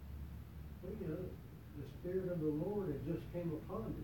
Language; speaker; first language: English; native; English